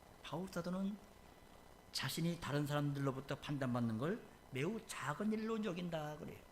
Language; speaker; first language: Korean; native; Korean